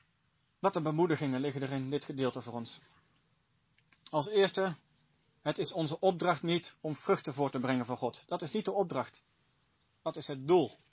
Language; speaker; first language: Dutch; native; Dutch